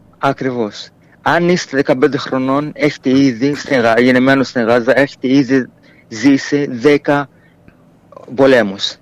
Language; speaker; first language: Greek; non-native, fluent; Arabic